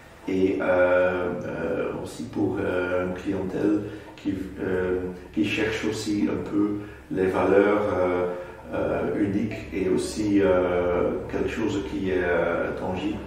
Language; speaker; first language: French; non-native, local second language; Dutch